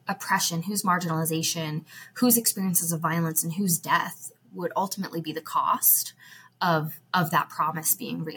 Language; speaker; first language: English; native; English